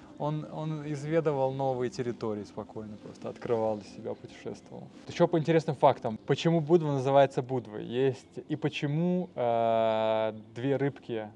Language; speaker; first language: Russian; non-native, fluent; Serbian